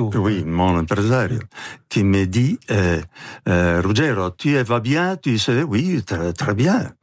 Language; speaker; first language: French; non-native, fluent; Italian